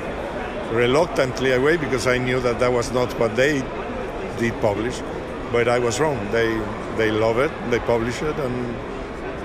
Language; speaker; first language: English; non-native, fluent; Spanish